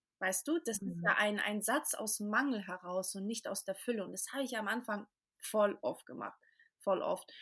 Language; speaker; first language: German; early bilingual, other home language; Portuguese